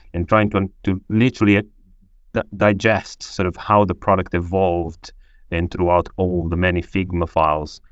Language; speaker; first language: English; non-native, fluent; Portuguese